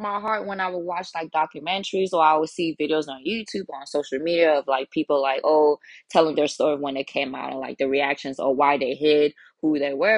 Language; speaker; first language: English; early bilingual, other home language; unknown